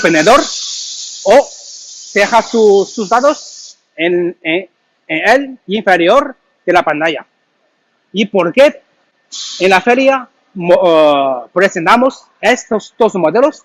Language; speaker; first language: Spanish; non-native, learner; Chinese